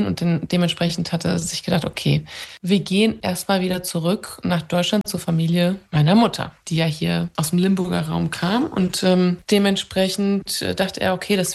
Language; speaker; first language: German; native; German